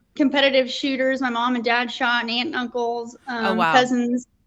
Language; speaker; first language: English; native; English